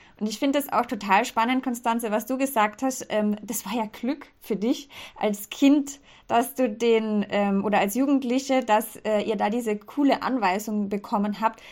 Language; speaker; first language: German; native; German